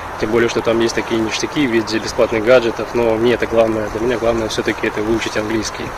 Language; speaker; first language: Russian; native; Russian